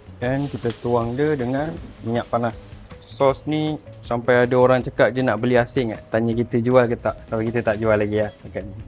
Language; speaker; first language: Malay; native; Malay